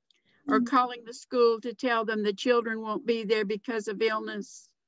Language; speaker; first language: English; native; English